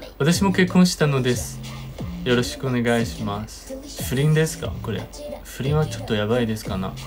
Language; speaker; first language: Japanese; non-native, fluent; Chinese